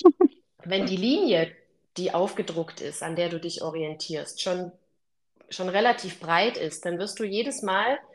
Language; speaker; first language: German; native; German